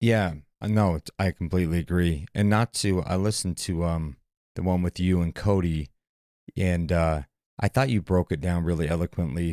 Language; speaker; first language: English; native; English